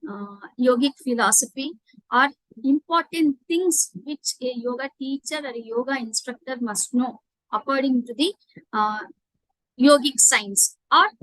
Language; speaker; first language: English; non-native, local second language; Telugu